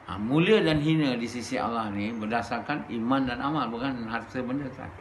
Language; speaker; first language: Malay; native; Malay